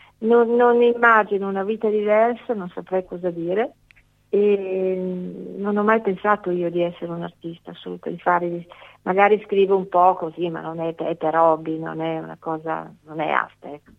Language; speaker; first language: Italian; native; Italian